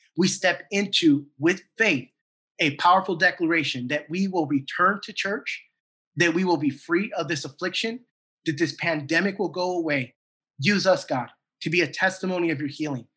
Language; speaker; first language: English; native; English